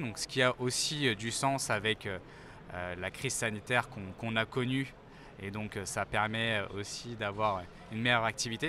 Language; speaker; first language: French; native; French